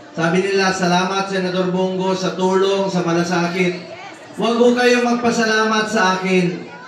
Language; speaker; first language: Filipino; non-native, local second language; Cebuano